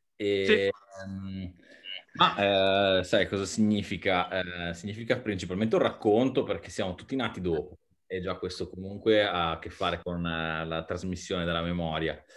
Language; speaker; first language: Italian; native; Italian